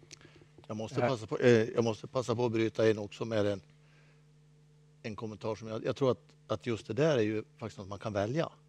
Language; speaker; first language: Swedish; native; Swedish